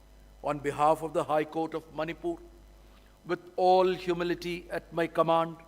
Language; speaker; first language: English; non-native, local second language; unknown